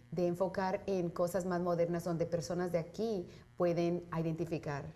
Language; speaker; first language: Spanish; early bilingual, heritage; Spanish